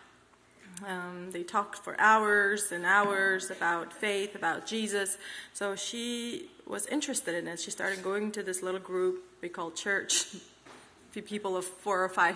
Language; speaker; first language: English; non-native, fluent; Kazakh